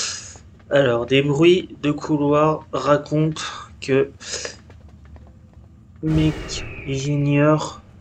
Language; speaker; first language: French; native; French